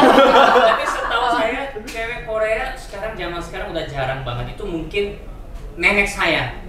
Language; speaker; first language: Indonesian; native; Indonesian